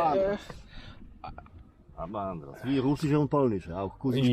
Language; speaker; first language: German; non-native, learner; Polish